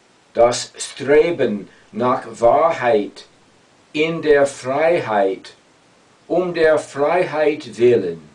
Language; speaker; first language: German; non-native, fluent; English